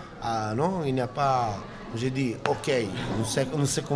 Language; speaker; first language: French; non-native, learner; Italian